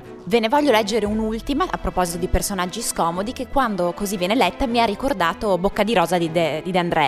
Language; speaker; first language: Italian; native; Italian